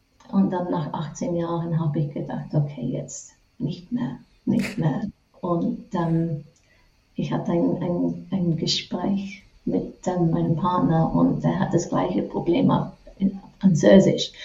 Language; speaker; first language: German; non-native, fluent; English